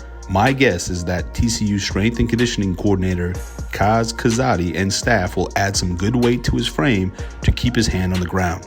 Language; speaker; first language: English; native; English